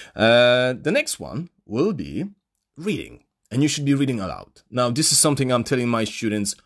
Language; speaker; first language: English; non-native, fluent; Polish